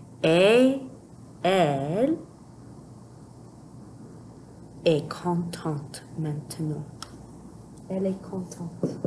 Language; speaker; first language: French; non-native, fluent; English